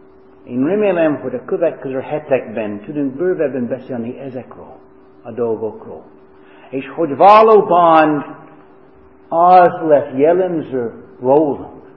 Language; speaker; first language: Hungarian; non-native, fluent; English